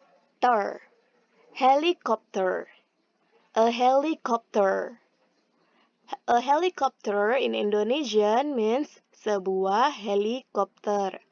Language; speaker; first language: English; non-native, fluent; Indonesian